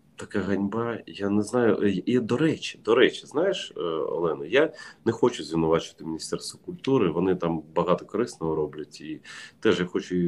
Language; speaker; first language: Ukrainian; non-native, local second language; Russian